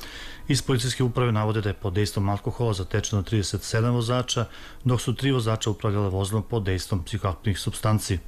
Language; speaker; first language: Serbian; native; Serbian